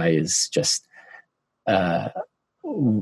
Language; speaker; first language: English; non-native, fluent; Hungarian